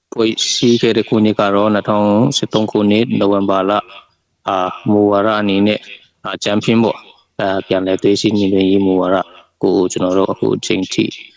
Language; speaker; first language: Burmese; non-native, local second language; Hakha Chin